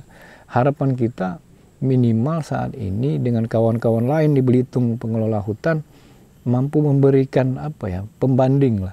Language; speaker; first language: Indonesian; non-native, local second language; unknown